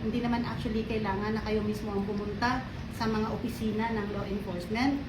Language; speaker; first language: Filipino; non-native, local second language; Aklanon